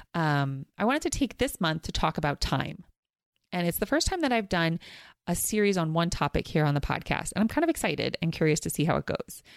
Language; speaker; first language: English; native; English